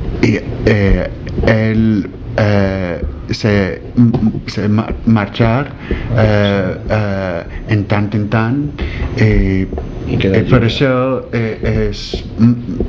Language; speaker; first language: Catalan; non-native, learner; English